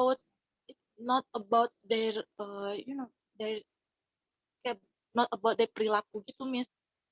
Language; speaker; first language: English; non-native, learner; Indonesian